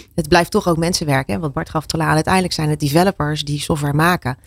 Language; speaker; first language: Dutch; native; Dutch